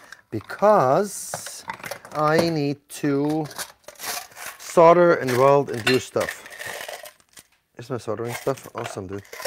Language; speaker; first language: English; non-native, fluent; German